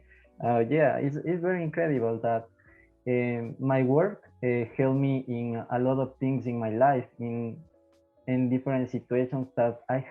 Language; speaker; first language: English; non-native, learner; Spanish